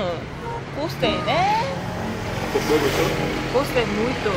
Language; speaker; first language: Portuguese; non-native, learner; Korean